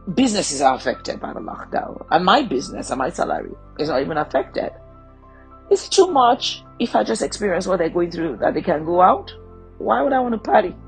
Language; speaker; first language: English; non-native, local second language; Yoruba